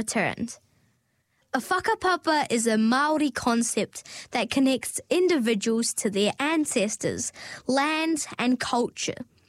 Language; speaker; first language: English; native; English